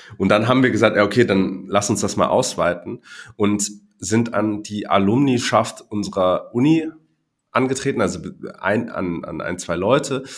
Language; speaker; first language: German; non-native, fluent; Cantonese